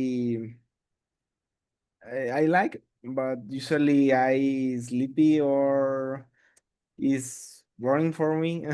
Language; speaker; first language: English; non-native, learner; Spanish